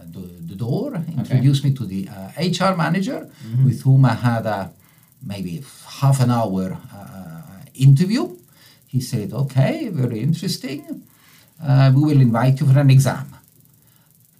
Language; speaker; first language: English; non-native, fluent; Italian